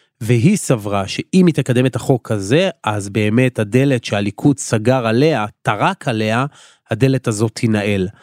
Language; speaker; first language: Hebrew; native; Hebrew